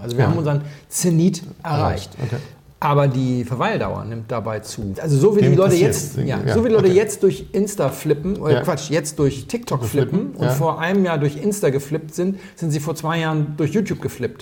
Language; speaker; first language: German; native; German